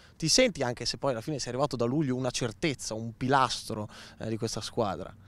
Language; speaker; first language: Italian; native; Italian